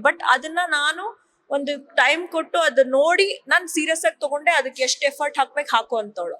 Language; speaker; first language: Kannada; native; Kannada